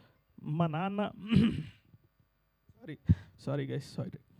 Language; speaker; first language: Telugu; native; Telugu